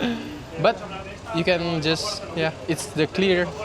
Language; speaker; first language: English; non-native, learner; Indonesian